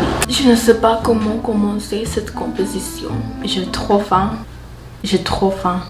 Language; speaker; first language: French; non-native, learner; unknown